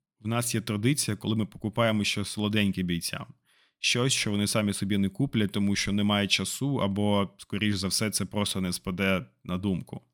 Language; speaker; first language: Ukrainian; non-native, local second language; Russian